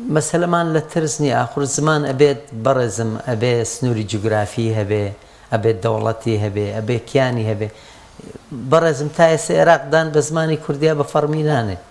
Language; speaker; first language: Central Kurdish; non-native, local second language; Gurani